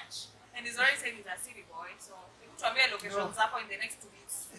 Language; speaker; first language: English; non-native, local second language; Swahili